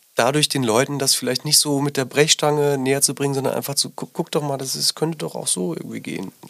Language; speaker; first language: German; native; German